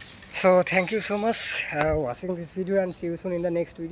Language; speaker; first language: English; non-native, learner; Bangla